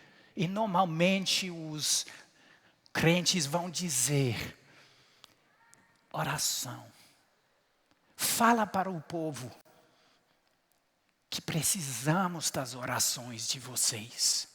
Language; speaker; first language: Portuguese; non-native, fluent; English